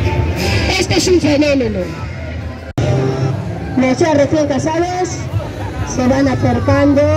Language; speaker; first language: Spanish; native; Spanish